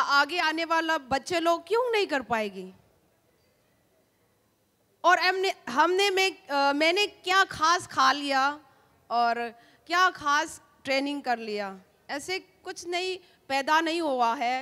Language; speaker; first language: Hindi; non-native, local second language; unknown